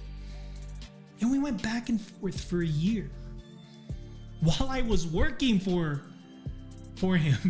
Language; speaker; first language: English; native; English